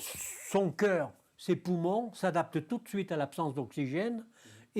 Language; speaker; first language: French; native; French